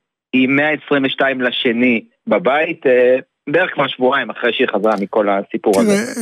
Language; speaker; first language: Hebrew; native; Hebrew